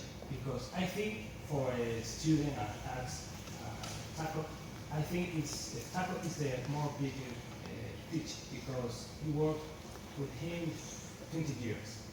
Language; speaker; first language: English; non-native, learner; Spanish